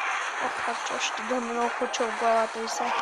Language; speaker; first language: Bulgarian; native; Bulgarian